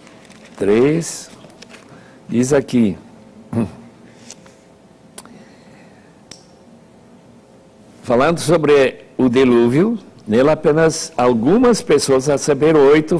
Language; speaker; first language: Portuguese; non-native, fluent; English